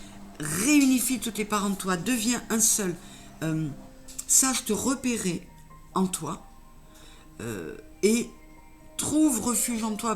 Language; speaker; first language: French; native; French